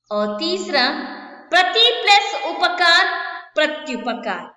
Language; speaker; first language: Hindi; non-native, local second language; Kannada